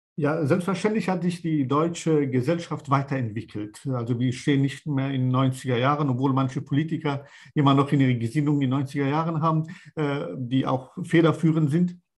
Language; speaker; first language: German; non-native, fluent; Persian